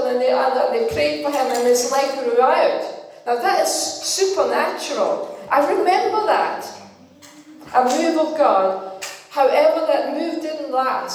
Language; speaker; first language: English; non-native, fluent; Danish